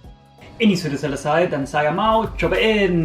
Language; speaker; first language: Indonesian; non-native, learner; English